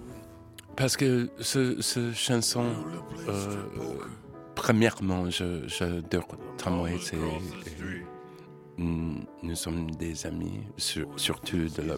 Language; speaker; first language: French; non-native, fluent; English